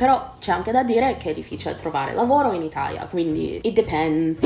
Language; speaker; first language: Italian; non-native, fluent; English